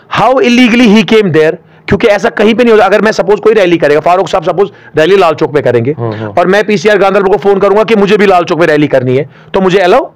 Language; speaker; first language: Urdu; non-native, local second language; Kashmiri